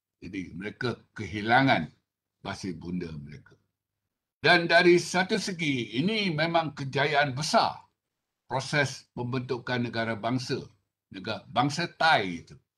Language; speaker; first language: Malay; non-native, local second language; Chinese